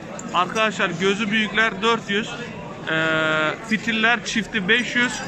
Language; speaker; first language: Turkish; native; Turkish